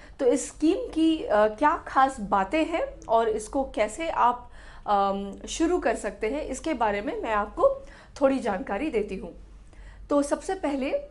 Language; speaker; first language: Hindi; native; Hindi